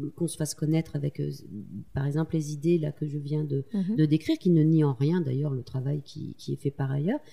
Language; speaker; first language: French; native; French